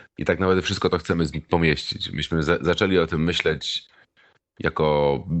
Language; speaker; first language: Polish; native; Polish